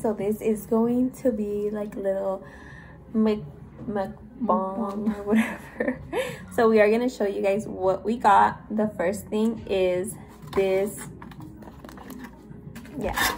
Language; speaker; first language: English; early bilingual, other home language; Spanish